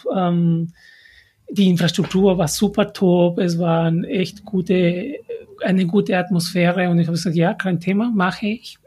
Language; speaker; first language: German; non-native, fluent; Spanish